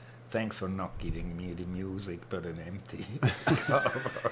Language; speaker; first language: English; non-native, fluent; German